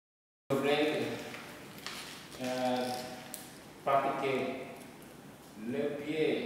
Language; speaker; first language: French; non-native, learner; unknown